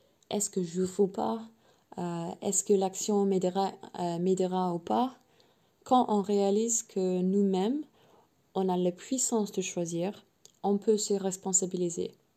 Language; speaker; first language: French; non-native, fluent; English